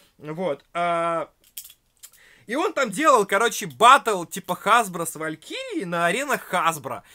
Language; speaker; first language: Russian; native; Russian